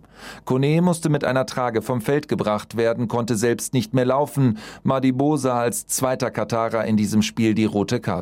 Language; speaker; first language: German; native; German